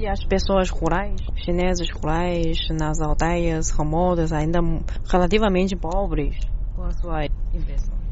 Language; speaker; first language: Portuguese; non-native, learner; Chinese